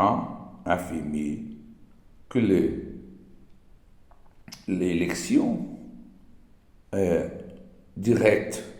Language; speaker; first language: French; non-native, learner; Portuguese